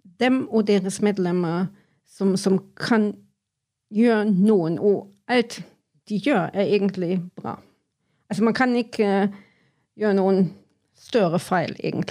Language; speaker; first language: Norwegian; non-native, fluent; German